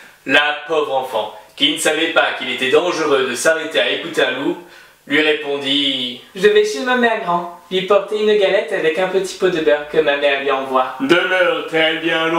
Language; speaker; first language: French; native; French